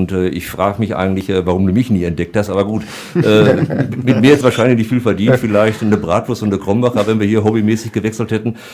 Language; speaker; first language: German; native; German